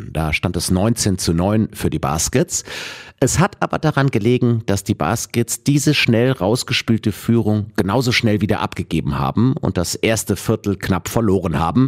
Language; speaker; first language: German; native; German